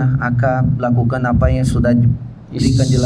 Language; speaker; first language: Indonesian; non-native, fluent; Portuguese